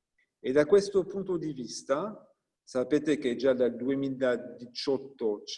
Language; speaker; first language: Italian; non-native, fluent; French